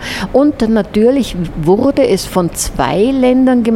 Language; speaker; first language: German; native; German